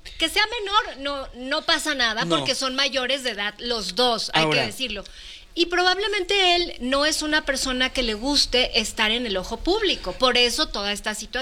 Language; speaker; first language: Spanish; native; Spanish